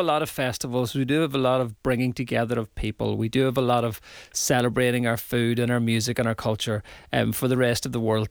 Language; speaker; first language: English; native; English